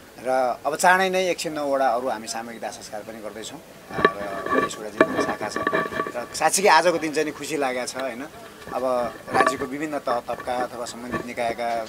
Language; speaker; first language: Nepali; native; Nepali